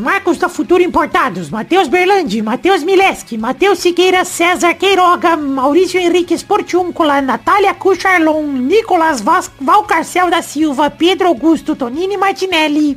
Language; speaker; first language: Portuguese; native; Portuguese